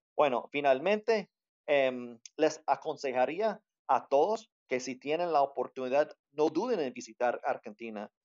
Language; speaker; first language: Spanish; non-native, fluent; English